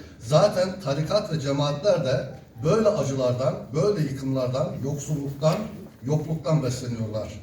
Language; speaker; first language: Turkish; non-native, local second language; Zaza